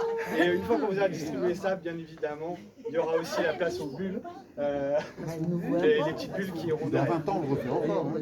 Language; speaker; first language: French; native; French